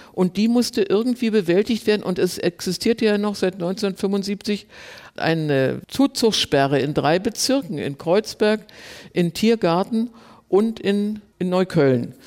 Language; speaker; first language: German; native; German